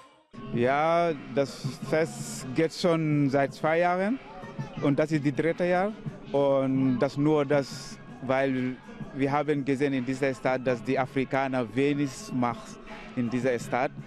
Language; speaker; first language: German; non-native, learner; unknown